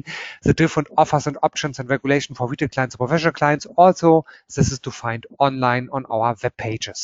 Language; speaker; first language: English; non-native, fluent; German